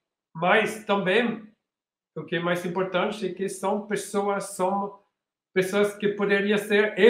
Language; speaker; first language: Portuguese; non-native, learner; French